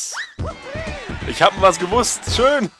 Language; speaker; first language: German; native; German